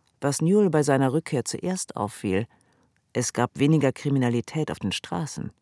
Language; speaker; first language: German; native; German